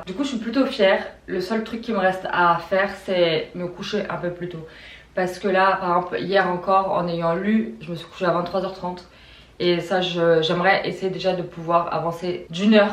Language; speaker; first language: French; native; French